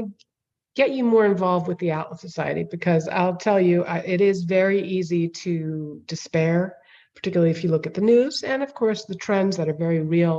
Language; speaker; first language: English; native; English